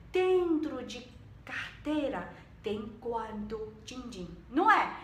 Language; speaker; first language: Portuguese; non-native, learner; Chinese